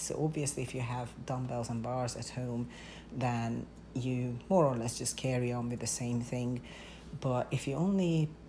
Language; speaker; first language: English; non-native, fluent; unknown